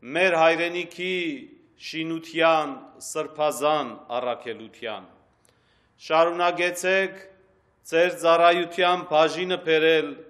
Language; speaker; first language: Armenian; early bilingual, heritage; Armenian